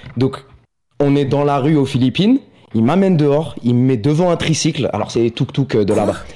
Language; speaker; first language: French; native; French